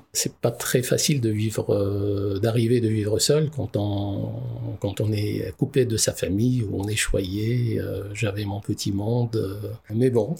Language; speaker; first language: French; non-native, local second language; Arabic